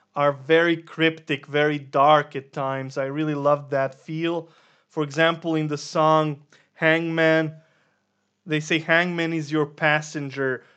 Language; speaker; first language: English; non-native, fluent; Serbian